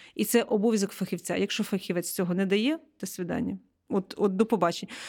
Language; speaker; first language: Ukrainian; native; Ukrainian